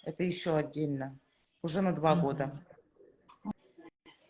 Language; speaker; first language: Russian; native; Russian